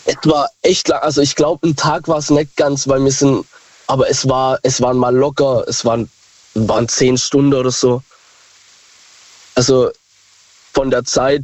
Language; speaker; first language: German; native; German